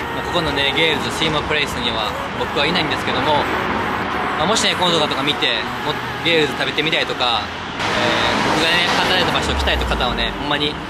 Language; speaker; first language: Japanese; native; Japanese